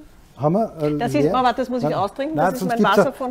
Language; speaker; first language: German; native; German